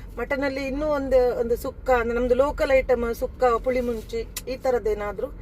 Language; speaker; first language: Kannada; native; Kannada